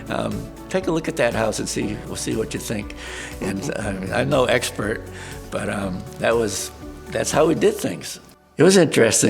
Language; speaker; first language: English; native; English